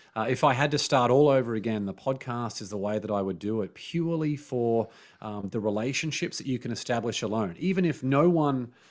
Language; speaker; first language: English; native; English